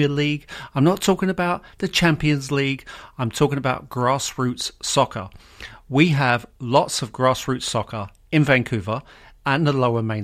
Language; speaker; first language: English; native; English